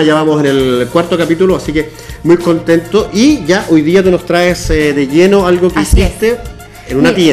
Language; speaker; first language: Spanish; native; Spanish